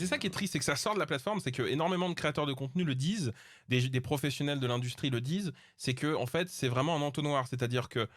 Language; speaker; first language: French; native; French